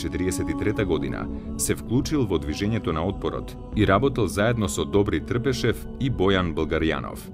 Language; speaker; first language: Macedonian; native; Macedonian